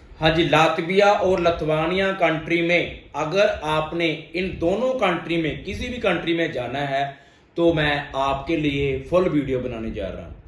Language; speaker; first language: Hindi; non-native, local second language; Punjabi